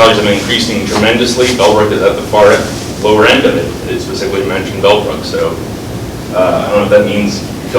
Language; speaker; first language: English; native; English